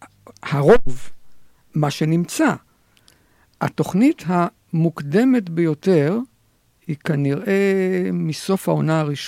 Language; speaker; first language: Hebrew; native; Hebrew